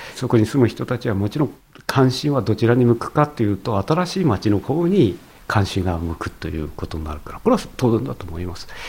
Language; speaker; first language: Japanese; native; Japanese